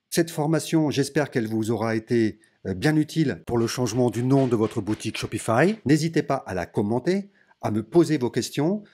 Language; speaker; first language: French; native; French